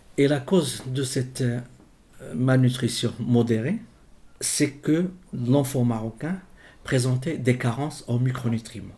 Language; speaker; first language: French; non-native, local second language; Arabic